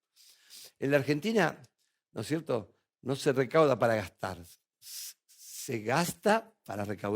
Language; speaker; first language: Spanish; native; Spanish